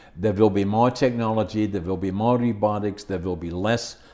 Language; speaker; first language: English; non-native, fluent; Dutch